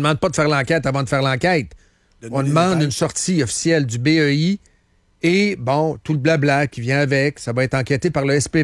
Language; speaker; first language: French; native; French